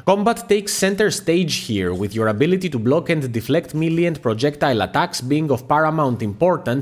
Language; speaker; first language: English; native; English